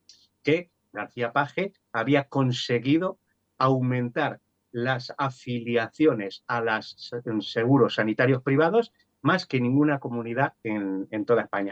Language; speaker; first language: Spanish; native; Spanish